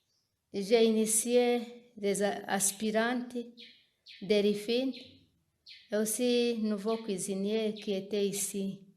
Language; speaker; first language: French; non-native, local second language; Kinyarwanda